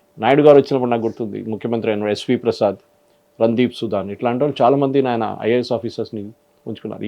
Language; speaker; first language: Telugu; non-native, fluent; Malayalam